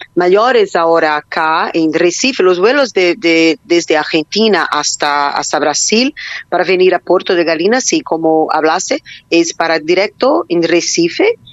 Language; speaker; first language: Spanish; non-native, learner; Portuguese